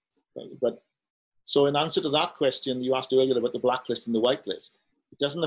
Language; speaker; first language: English; native; English